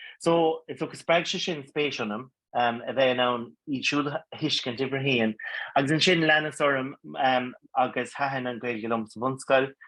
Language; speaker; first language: Irish; non-native, local second language; English